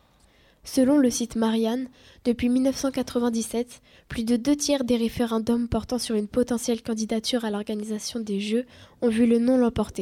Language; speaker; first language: French; native; French